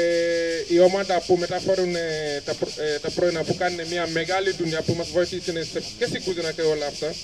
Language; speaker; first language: Greek; non-native, fluent; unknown